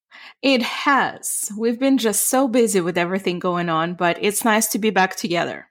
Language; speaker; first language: English; non-native, fluent; Ukrainian